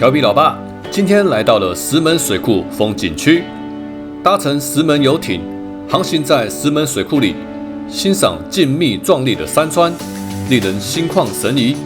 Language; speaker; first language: Chinese; native; Chinese